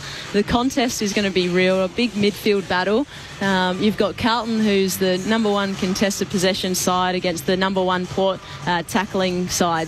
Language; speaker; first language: English; native; English